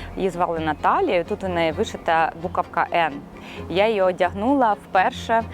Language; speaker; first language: Ukrainian; non-native, local second language; Russian